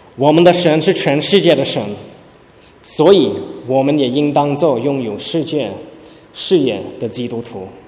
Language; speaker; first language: Chinese; early bilingual, heritage; Chinese